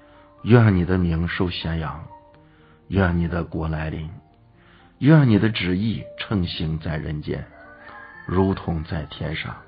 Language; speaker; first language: Chinese; native; Chinese